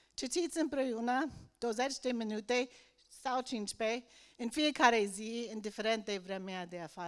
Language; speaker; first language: Romanian; non-native, learner; English